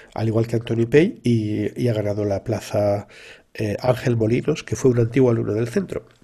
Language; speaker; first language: Spanish; native; Spanish